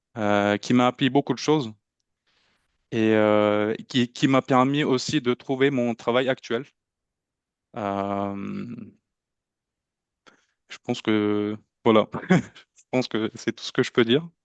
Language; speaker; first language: French; non-native, fluent; Turkish